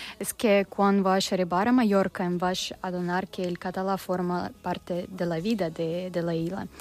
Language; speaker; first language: Catalan; non-native, learner; Russian